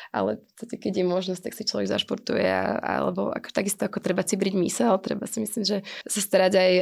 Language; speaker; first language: Slovak; native; Slovak